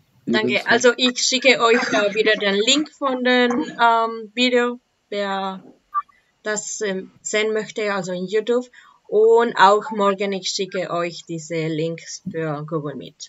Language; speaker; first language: German; non-native, learner; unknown